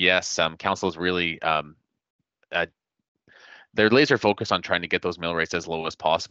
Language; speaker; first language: English; native; English